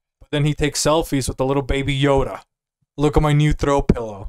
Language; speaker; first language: English; native; English